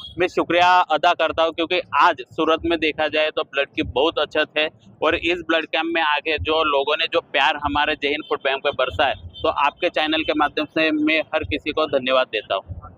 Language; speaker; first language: Hindi; non-native, local second language; Marathi